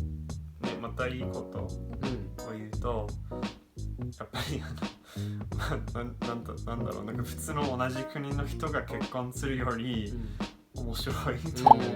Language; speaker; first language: Japanese; non-native, fluent; English